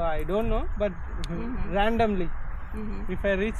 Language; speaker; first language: English; non-native, local second language; Telugu